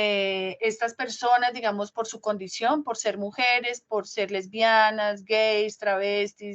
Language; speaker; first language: Spanish; native; Spanish